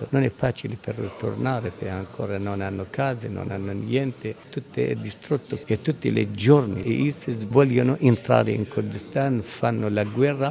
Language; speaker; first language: Italian; non-native, learner; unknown